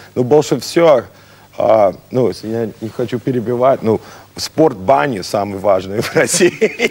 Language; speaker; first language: Russian; non-native, learner; English